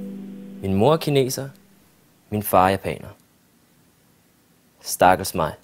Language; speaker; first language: Danish; early bilingual, other home language; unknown